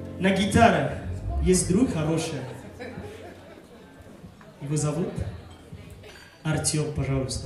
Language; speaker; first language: Russian; non-native, fluent; French